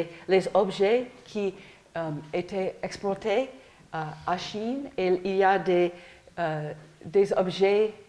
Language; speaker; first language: French; non-native, fluent; English